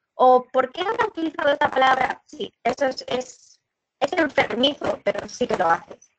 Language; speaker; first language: Spanish; native; Spanish